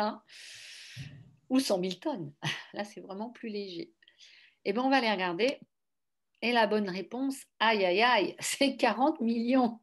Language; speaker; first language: French; native; French